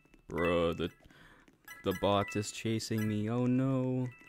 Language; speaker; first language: English; native; English